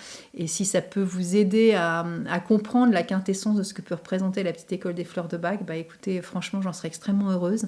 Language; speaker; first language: French; native; French